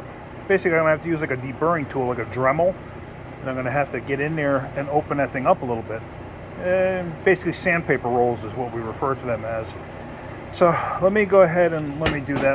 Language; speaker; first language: English; native; English